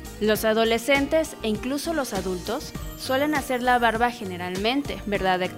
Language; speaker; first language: Spanish; native; Spanish